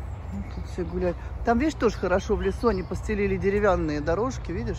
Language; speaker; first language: Russian; native; Russian